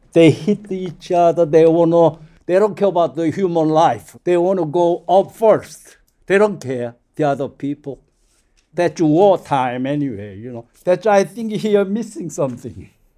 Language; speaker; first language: English; non-native, learner; Korean